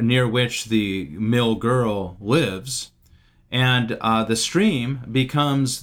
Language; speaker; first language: English; native; English